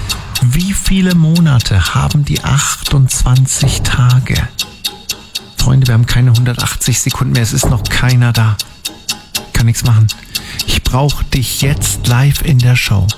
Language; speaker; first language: German; native; German